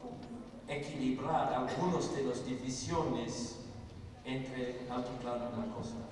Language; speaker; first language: Spanish; non-native, fluent; English